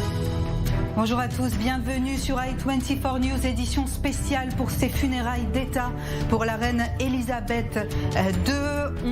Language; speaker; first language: French; native; French